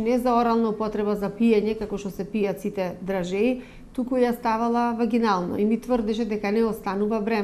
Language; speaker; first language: Macedonian; native; Macedonian